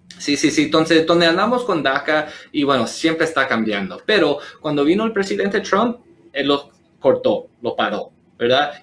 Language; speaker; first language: Spanish; early bilingual, heritage; Spanish